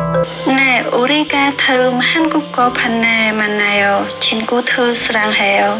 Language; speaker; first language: Korean; non-native, learner; Khmer